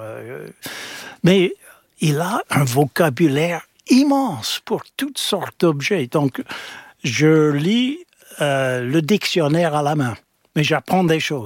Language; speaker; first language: French; non-native, fluent; English